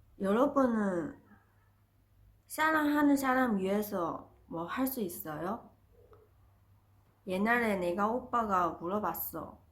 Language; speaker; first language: Korean; non-native, learner; Chinese